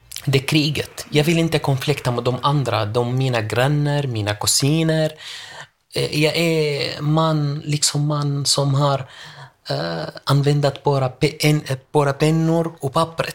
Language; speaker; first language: Swedish; non-native, learner; Arabic